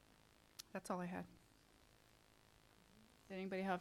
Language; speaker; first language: English; native; English